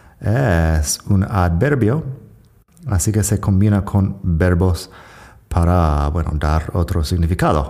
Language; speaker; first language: Spanish; non-native, fluent; English